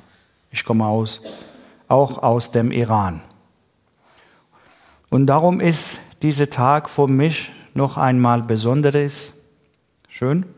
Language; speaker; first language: German; non-native, learner; Persian